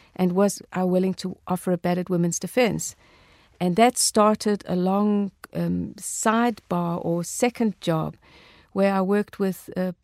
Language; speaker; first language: English; native; English